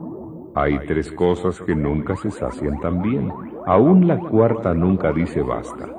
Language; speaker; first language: Spanish; native; Spanish